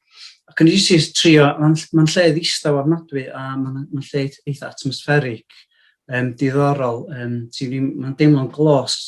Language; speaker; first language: Welsh; native; Welsh